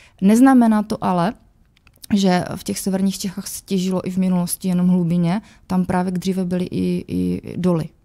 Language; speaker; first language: Czech; native; Czech